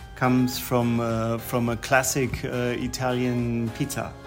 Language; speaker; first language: English; non-native, fluent; German